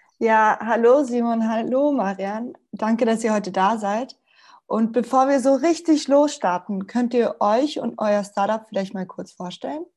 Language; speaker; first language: German; non-native, fluent; Spanish